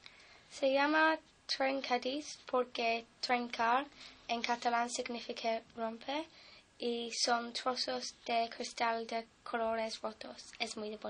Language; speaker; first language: Spanish; non-native, fluent; English